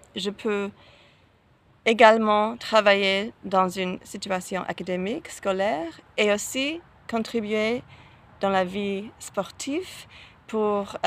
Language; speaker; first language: French; non-native, fluent; English